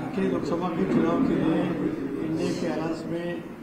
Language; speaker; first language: Hindi; non-native, local second language; Marathi